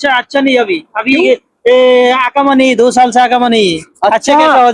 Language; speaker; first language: Hindi; non-native, learner; Bangla